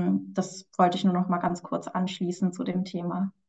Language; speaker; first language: German; native; German